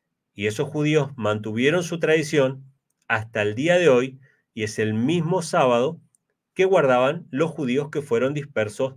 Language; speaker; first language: Spanish; native; Spanish